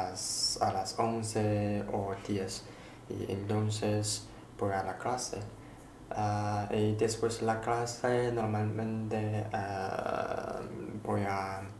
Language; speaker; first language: Spanish; non-native, learner; Chinese